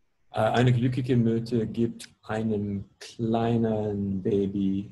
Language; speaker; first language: German; non-native, learner; English